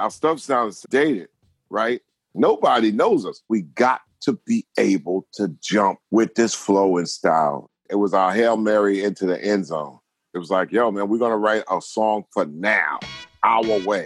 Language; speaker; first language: English; native; English